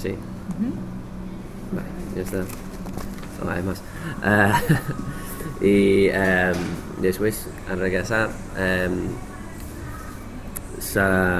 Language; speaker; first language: Spanish; non-native, learner; English